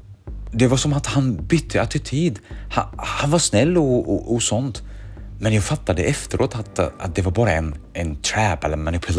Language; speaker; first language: Swedish; early bilingual, other home language; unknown